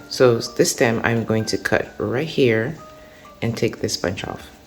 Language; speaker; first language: English; native; English